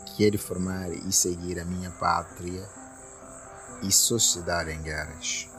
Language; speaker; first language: Portuguese; non-native, local second language; Upper Guinea Crioulo